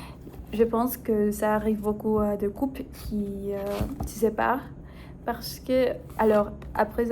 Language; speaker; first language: French; non-native, fluent; Spanish